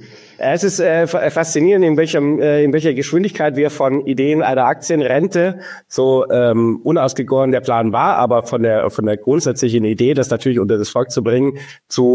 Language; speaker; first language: German; native; German